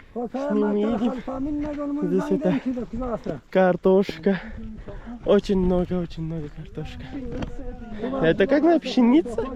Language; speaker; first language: Russian; non-native, learner; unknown